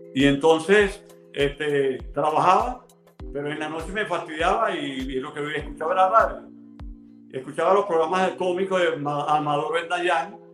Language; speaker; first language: Spanish; native; Spanish